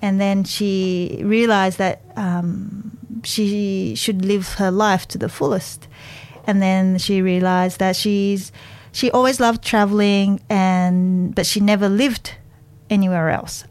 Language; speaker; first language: English; non-native, fluent; Japanese